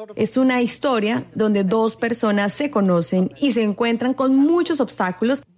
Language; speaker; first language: Spanish; non-native, fluent; English